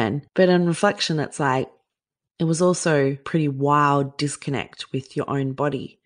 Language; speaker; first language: English; native; English